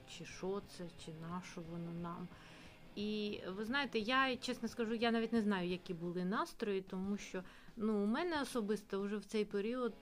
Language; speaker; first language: Ukrainian; non-native, local second language; Russian